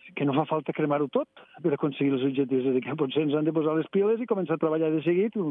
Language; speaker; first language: Catalan; native; Catalan